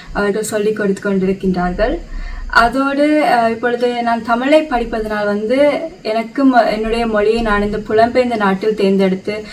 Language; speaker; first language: Tamil; early bilingual, heritage; Tamil